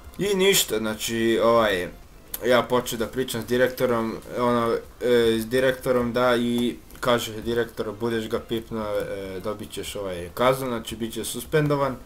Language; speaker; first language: Serbian; early bilingual, heritage; Bosnian